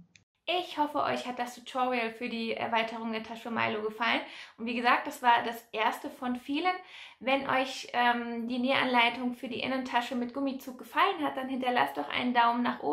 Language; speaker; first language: German; native; German